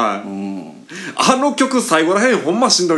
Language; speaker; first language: Japanese; native; Japanese